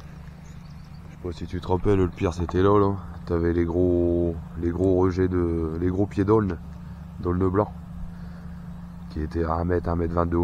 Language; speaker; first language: French; native; French